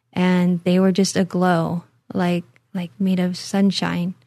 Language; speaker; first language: English; native; English